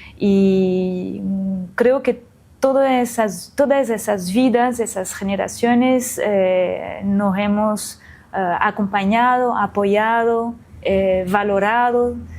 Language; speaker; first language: Spanish; non-native, fluent; French